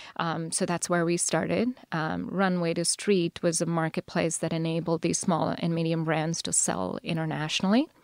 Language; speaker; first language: English; non-native, local second language; Telugu